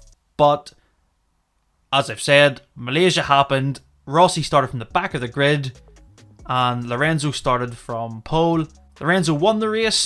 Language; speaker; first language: English; native; English